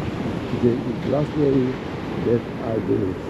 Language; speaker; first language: English; non-native, learner; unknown